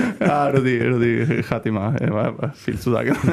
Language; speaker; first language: German; non-native, learner; Polish